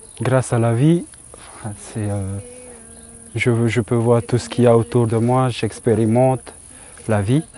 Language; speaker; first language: French; non-native, local second language; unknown